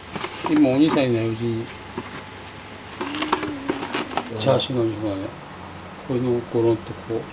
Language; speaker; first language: Japanese; native; Japanese